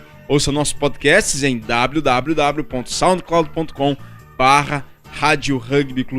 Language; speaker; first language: Portuguese; native; Portuguese